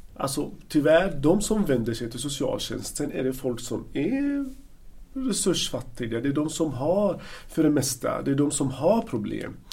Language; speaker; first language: Swedish; non-native, fluent; Arabic